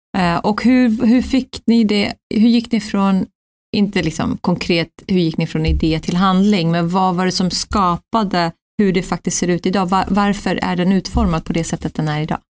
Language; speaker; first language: Swedish; early bilingual, other home language; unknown